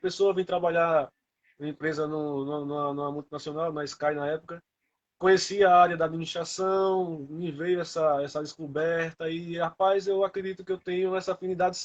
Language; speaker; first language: Portuguese; native; Portuguese